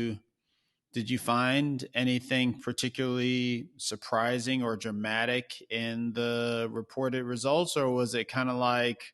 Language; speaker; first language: English; native; English